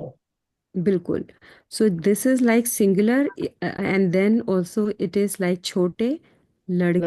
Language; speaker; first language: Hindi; native; Hindi